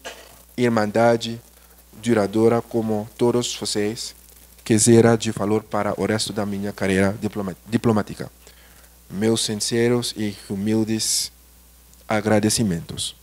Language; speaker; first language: Portuguese; non-native, learner; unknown